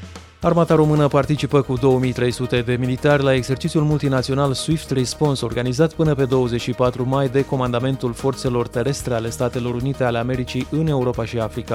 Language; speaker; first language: Romanian; native; Romanian